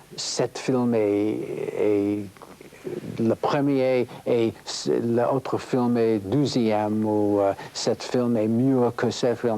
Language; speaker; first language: French; non-native, learner; English